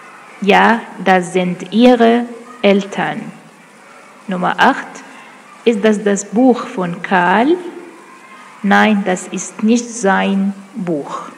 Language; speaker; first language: German; non-native, fluent; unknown